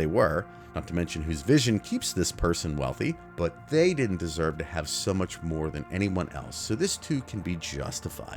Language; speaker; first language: English; native; English